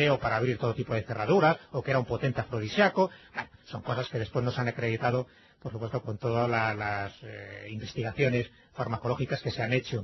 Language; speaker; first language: Spanish; native; Spanish